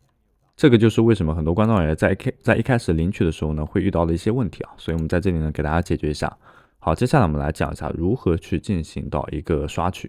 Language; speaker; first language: Chinese; native; Chinese